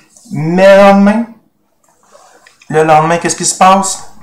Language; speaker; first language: French; native; French